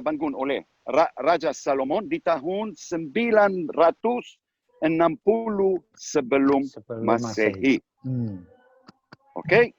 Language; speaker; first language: Indonesian; non-native, learner; Hebrew